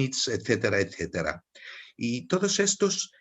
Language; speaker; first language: Spanish; non-native, fluent; Greek